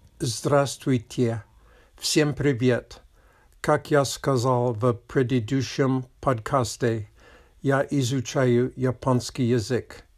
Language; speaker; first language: Russian; non-native, learner; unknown